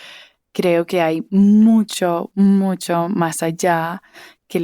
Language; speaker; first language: Spanish; early bilingual, heritage; English